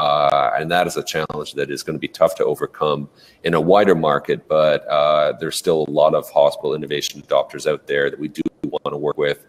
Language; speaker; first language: English; native; English